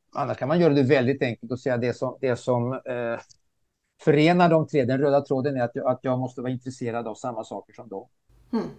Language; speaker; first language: Swedish; early bilingual, other home language; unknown